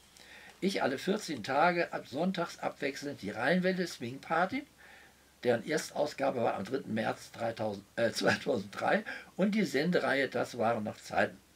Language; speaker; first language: German; native; German